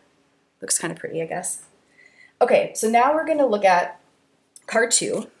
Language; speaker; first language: English; native; English